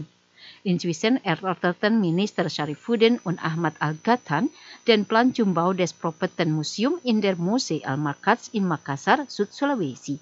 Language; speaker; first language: German; non-native, fluent; Indonesian